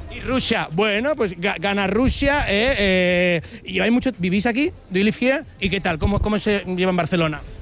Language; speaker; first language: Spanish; native; Spanish